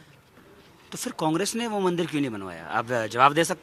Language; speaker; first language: Hindi; native; Hindi